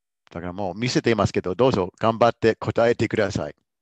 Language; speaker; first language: Japanese; non-native, fluent; English